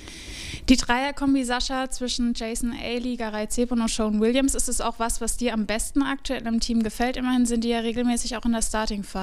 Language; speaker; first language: German; native; German